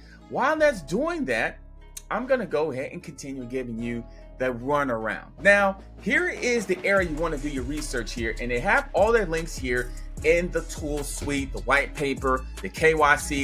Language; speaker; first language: English; native; English